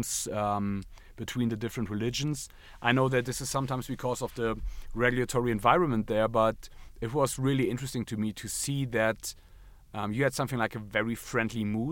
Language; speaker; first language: English; non-native, fluent; German